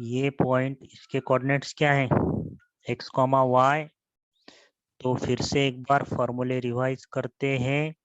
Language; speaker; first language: Hindi; non-native, local second language; Marathi